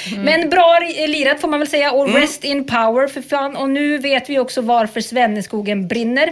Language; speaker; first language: Swedish; native; Swedish